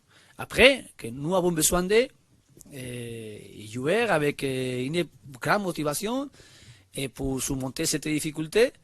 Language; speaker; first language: French; non-native, learner; Spanish